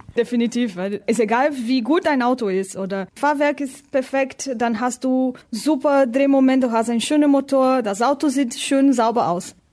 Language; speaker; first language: German; non-native, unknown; Portuguese